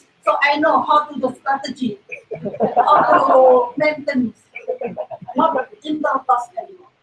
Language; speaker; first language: English; non-native, learner; Indonesian